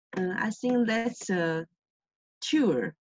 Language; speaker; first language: English; non-native, learner; Chinese